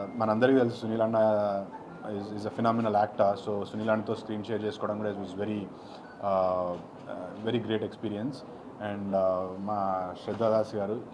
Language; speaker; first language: Telugu; native; Telugu